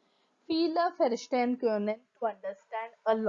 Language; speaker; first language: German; non-native, fluent; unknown